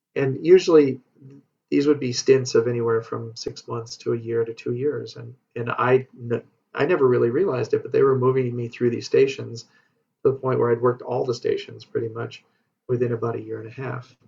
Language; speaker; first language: English; native; English